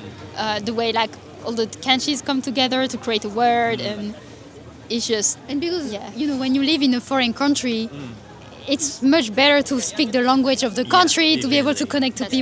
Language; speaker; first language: English; non-native, fluent; French